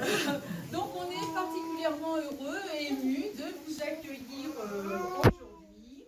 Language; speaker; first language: French; native; French